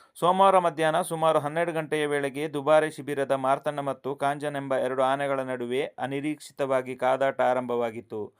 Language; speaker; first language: Kannada; non-native, local second language; Kodava